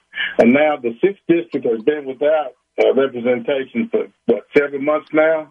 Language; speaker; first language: English; native; English